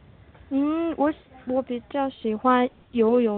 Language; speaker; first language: Chinese; non-native, learner; Korean